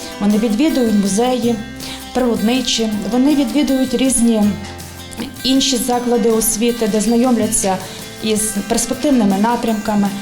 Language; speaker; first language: Ukrainian; native; Ukrainian